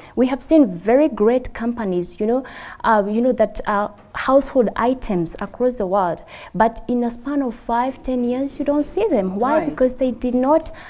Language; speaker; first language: English; non-native, local second language; Kikuyu